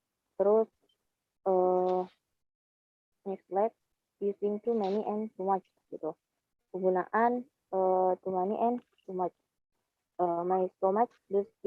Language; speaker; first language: English; non-native, learner; Indonesian